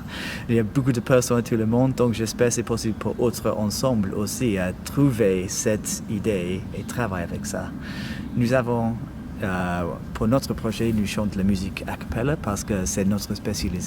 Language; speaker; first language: French; non-native, learner; English